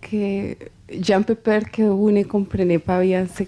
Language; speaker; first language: French; non-native, fluent; Spanish